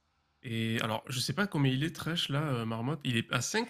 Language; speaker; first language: French; native; French